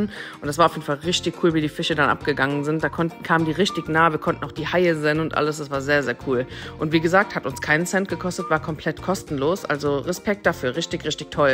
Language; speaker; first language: German; native; German